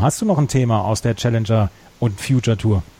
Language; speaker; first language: German; native; German